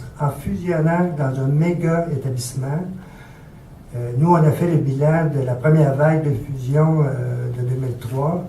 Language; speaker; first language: French; native; French